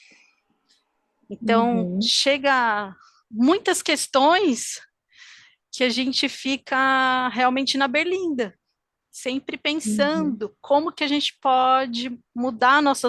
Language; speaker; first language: Portuguese; native; Portuguese